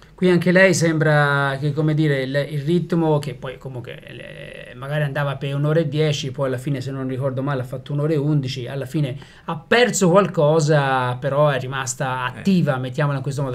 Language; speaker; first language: Italian; native; Italian